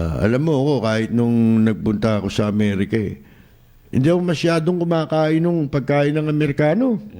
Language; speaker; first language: Filipino; native; Filipino